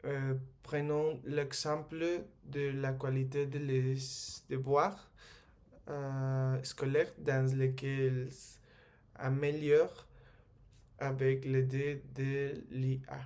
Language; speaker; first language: French; non-native, learner; Spanish